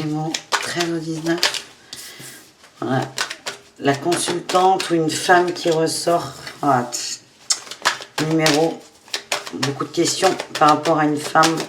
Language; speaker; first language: French; native; French